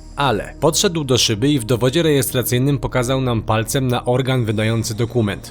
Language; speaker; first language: Polish; native; Polish